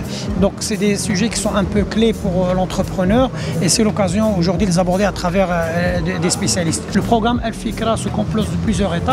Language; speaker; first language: French; non-native, local second language; Arabic